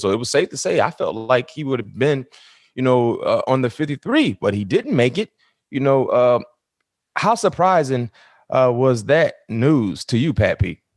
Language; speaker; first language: English; native; English